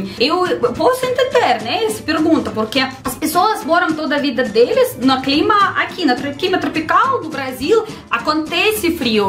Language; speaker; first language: Portuguese; non-native, learner; Russian